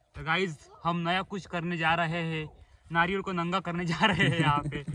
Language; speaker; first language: Hindi; non-native, local second language; Marathi